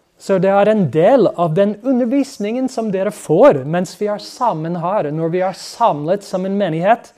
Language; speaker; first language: Norwegian; non-native, fluent; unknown